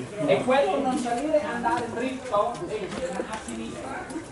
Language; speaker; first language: Italian; non-native, learner; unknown